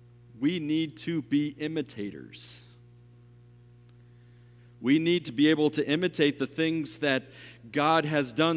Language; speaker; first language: English; native; English